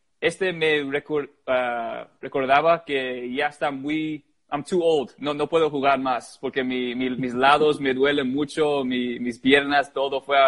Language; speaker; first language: Spanish; early bilingual, heritage; English